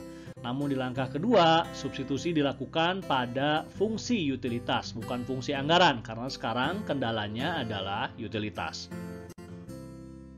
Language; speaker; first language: Indonesian; native; Indonesian